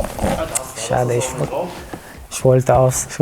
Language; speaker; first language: German; non-native, fluent; Chechen